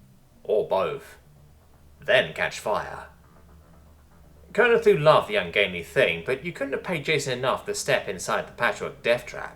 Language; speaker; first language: English; native; English